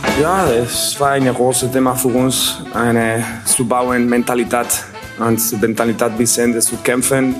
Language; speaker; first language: German; non-native, learner; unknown